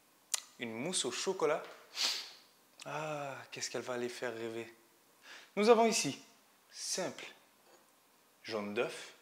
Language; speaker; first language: French; native; French